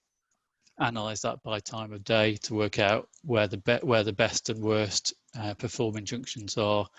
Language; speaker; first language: English; native; English